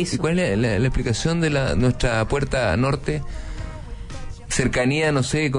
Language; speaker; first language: Spanish; native; Spanish